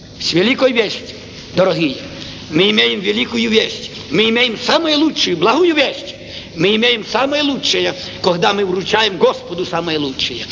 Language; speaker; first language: Russian; non-native, local second language; Ukrainian